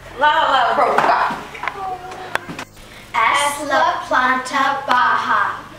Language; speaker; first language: Spanish; non-native, learner; English